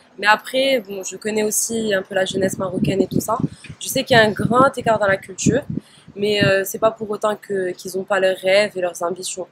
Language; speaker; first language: French; non-native, local second language; Arabic